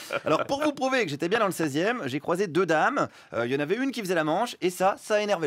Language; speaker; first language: French; native; French